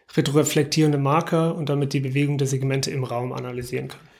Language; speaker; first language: German; native; German